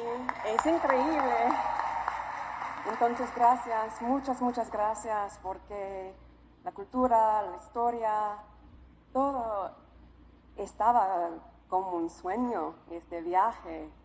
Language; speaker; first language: Spanish; non-native, fluent; English